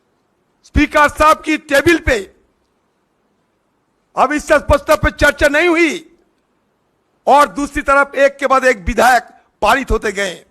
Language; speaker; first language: Hindi; non-native, local second language; Bangla